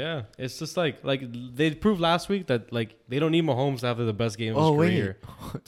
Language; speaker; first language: English; native; English